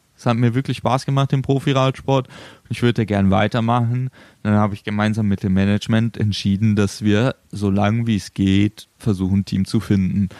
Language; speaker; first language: German; native; German